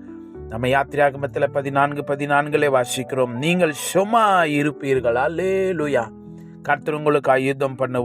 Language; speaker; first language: Tamil; native; Tamil